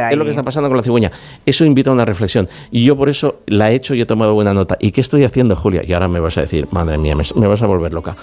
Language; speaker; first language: Spanish; native; Spanish